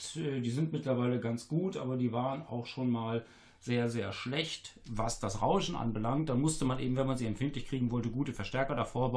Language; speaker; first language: German; native; German